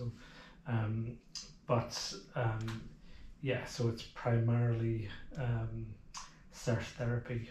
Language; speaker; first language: English; native; English